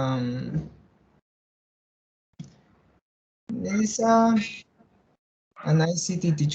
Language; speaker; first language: English; non-native, learner; Spanish